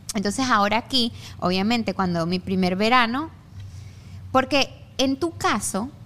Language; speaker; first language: Spanish; native; Spanish